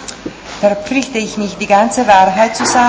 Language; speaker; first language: German; non-native, fluent; Italian